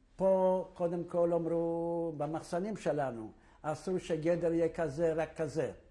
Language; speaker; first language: Hebrew; non-native, fluent; Polish